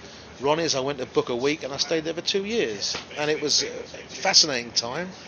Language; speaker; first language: English; native; English